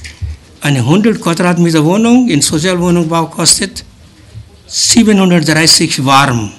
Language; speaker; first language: German; early bilingual, other home language; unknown